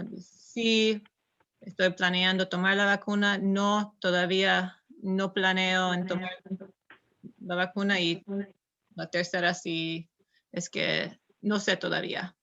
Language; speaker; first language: Spanish; non-native, learner; English